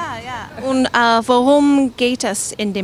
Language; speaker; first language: German; non-native, learner; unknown